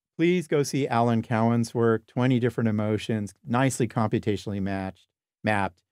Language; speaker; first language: English; native; English